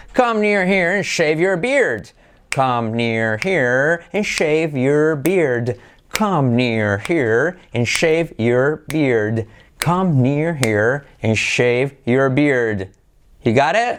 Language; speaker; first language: English; non-native, fluent; Spanish